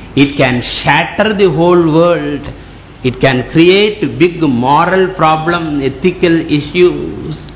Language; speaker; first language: English; non-native, local second language; Tamil